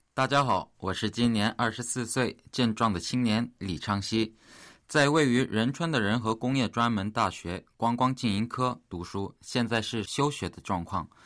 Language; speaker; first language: Chinese; early bilingual, other home language; Korean